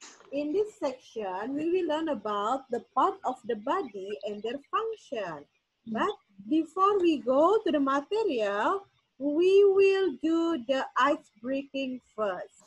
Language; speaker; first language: English; non-native, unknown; Indonesian